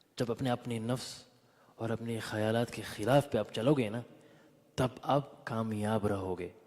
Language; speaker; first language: Urdu; early bilingual, heritage; Urdu